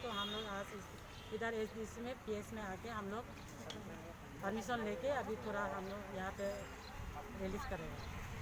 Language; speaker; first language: Hindi; non-native, local second language; Kok Borok